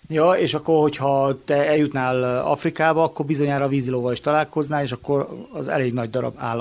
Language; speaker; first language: Hungarian; native; Hungarian